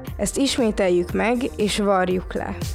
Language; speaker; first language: Hungarian; native; Hungarian